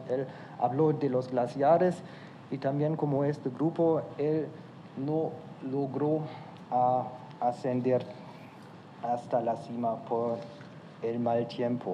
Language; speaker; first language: Spanish; non-native, fluent; German